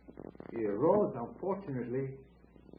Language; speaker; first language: English; non-native, fluent; Ladino